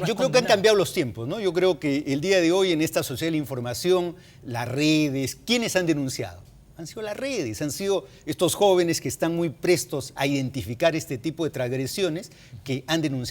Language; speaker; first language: Spanish; native; Spanish